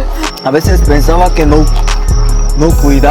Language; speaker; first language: Spanish; non-native, learner; Korean